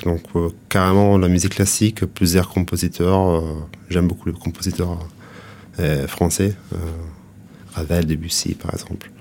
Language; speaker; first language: French; non-native, fluent; Italian